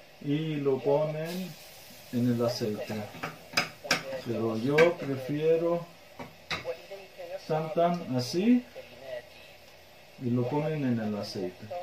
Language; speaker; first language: Spanish; non-native, fluent; Arabic